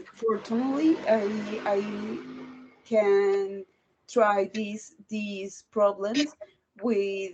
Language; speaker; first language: English; non-native, learner; Spanish